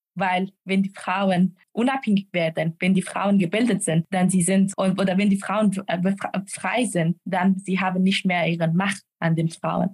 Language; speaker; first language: German; non-native, fluent; Persian